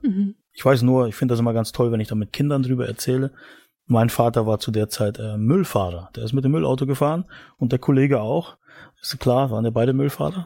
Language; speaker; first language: German; native; German